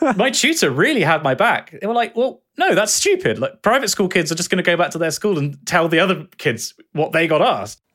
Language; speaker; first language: English; native; English